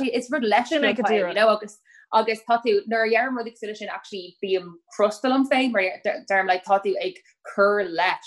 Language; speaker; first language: Irish; native; Irish